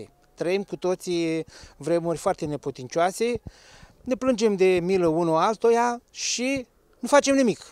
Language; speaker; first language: Romanian; native; Romanian